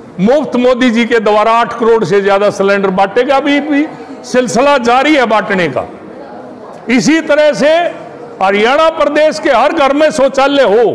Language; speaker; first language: Hindi; native; Hindi